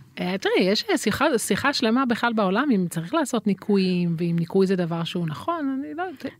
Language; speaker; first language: Hebrew; native; Hebrew